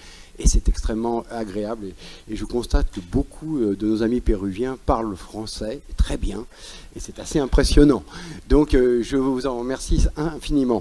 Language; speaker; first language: French; native; French